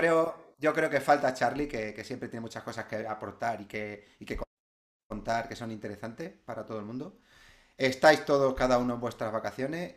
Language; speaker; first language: Spanish; native; Spanish